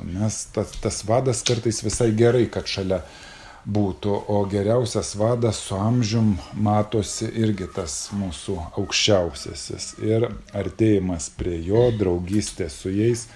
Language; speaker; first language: Lithuanian; native; Lithuanian